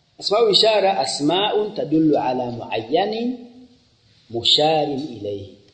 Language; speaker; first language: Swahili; native; Swahili